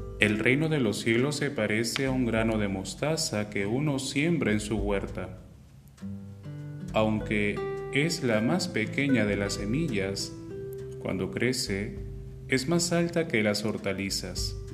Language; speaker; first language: Spanish; native; Spanish